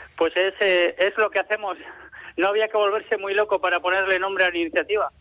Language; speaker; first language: Spanish; native; Spanish